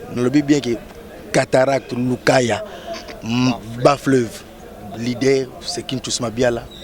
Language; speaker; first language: Lingala; non-native, local second language; Kongo